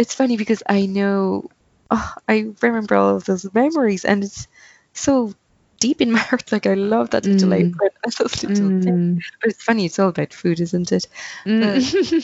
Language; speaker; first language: English; non-native, fluent; French